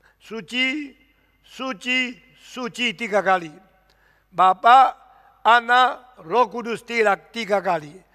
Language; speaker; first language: Indonesian; early bilingual, other home language; Min Nan Chinese